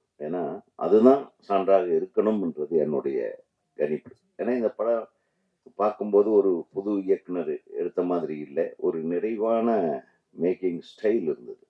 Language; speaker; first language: Tamil; native; Tamil